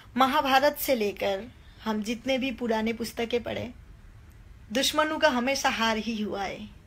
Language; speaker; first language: Hindi; non-native, local second language; Nepali